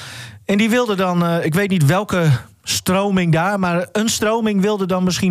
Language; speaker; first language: Dutch; native; Dutch